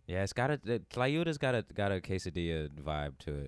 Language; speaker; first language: English; early bilingual, other home language; Spanish